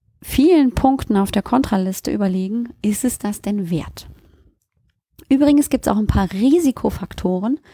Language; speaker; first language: German; native; German